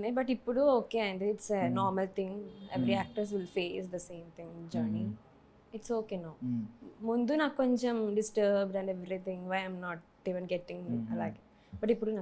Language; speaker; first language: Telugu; non-native, learner; Malayalam